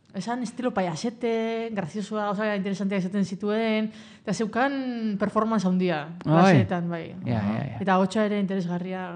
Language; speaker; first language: Basque; native; Basque